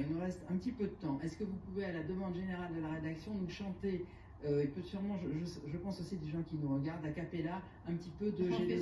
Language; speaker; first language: French; native; French